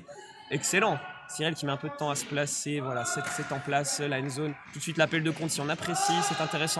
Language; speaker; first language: French; native; French